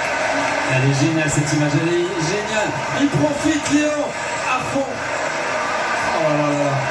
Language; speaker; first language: French; native; French